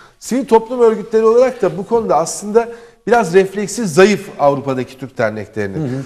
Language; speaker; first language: Turkish; native; Turkish